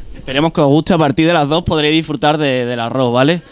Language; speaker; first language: Spanish; native; Spanish